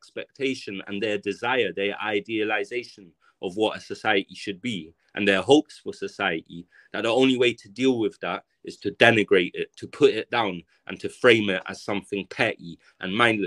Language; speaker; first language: English; native; English